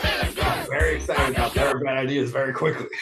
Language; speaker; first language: English; native; English